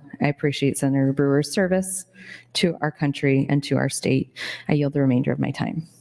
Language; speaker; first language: English; native; English